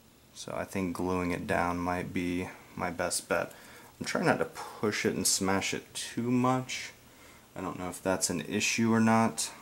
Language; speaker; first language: English; native; English